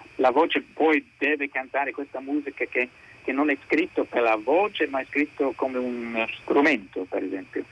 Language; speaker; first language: Italian; non-native, fluent; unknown